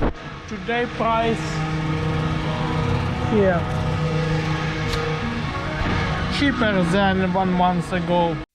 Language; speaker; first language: English; non-native, learner; Polish